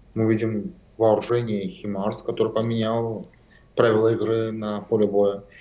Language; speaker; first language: Russian; non-native, local second language; Azerbaijani